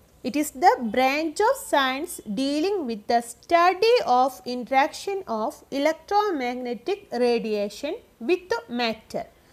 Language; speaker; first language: English; non-native, local second language; Malayalam